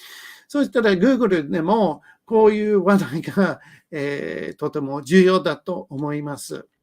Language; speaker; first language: Japanese; non-native, learner; English